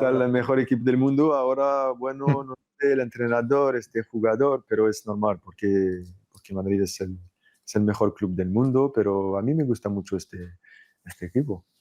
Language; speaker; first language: Spanish; non-native, fluent; French